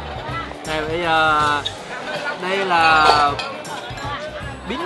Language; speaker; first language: Vietnamese; early bilingual, heritage; Vietnamese